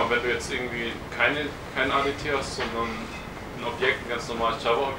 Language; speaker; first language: German; native; German